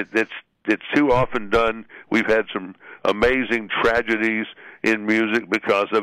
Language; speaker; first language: English; native; English